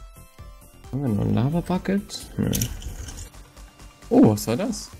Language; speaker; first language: German; native; German